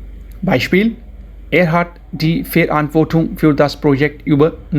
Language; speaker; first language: German; non-native, fluent; Hindi